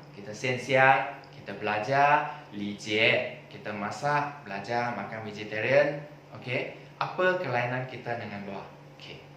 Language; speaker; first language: Malay; non-native, local second language; Chinese